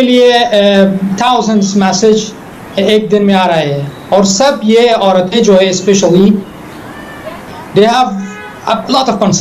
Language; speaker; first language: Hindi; non-native, fluent; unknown